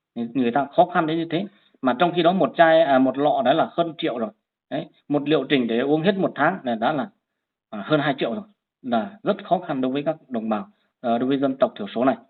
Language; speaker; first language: Vietnamese; non-native, local second language; Hmong